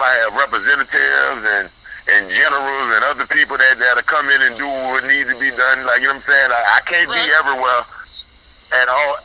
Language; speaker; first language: English; native; English